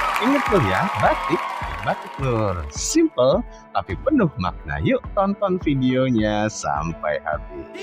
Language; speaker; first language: Indonesian; native; Indonesian